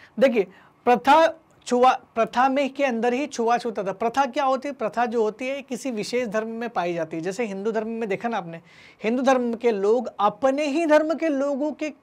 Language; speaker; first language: Hindi; native; Hindi